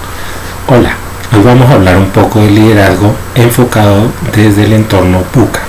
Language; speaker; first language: Spanish; native; Spanish